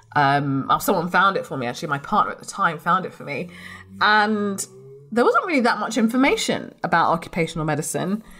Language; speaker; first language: English; native; English